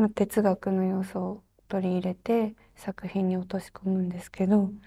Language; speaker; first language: Japanese; native; Japanese